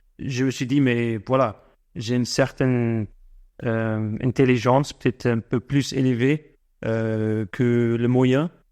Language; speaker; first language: French; non-native, fluent; English